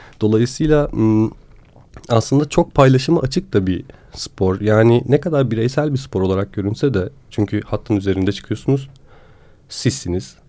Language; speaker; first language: Turkish; native; Turkish